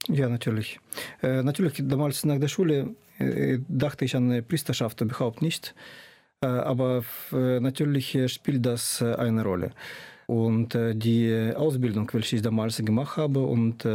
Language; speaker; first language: German; non-native, fluent; Russian